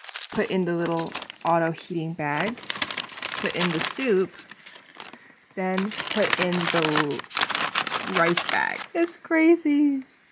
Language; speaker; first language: English; early bilingual, other home language; Chinese